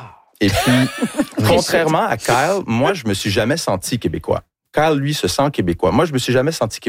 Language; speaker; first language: French; early bilingual, other home language; English